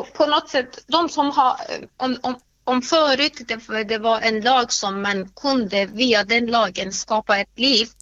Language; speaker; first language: Swedish; non-native, fluent; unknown